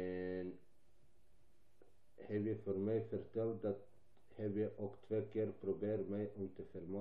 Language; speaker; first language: Dutch; non-native, local second language; Albanian